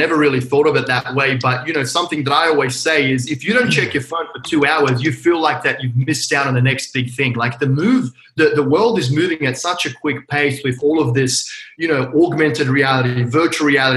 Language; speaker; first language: English; native; English